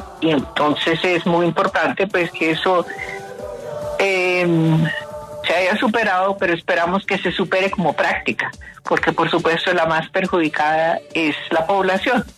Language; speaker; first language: Spanish; native; Spanish